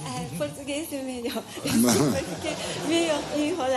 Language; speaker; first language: Portuguese; non-native, learner; Japanese